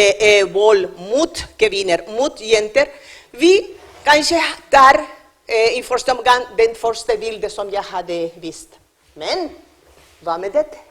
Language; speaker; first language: Norwegian; non-native, learner; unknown